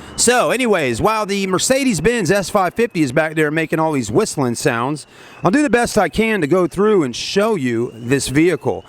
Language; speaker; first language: English; native; English